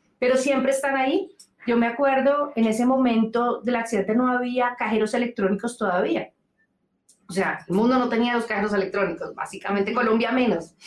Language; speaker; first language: Spanish; native; Spanish